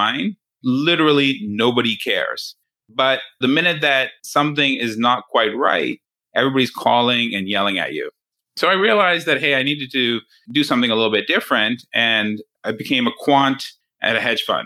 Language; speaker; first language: English; native; English